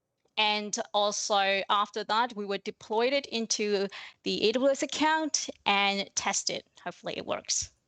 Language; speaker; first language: English; non-native, fluent; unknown